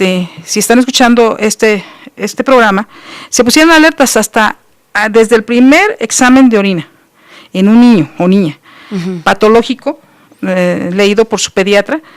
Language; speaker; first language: Spanish; native; Spanish